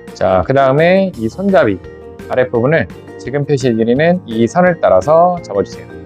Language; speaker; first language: Korean; native; Korean